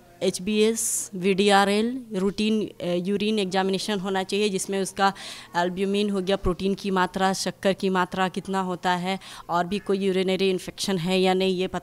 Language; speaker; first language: Hindi; native; Hindi